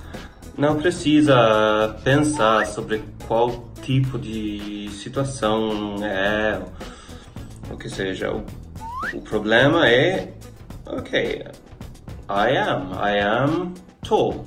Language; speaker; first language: Portuguese; non-native, fluent; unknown